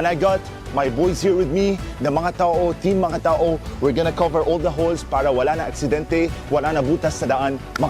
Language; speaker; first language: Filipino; non-native, learner; Arabic